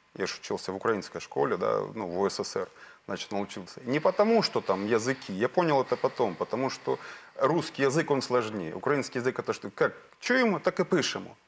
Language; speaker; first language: Russian; native; Russian